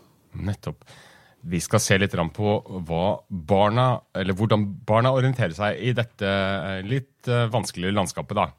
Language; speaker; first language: Norwegian; native; Norwegian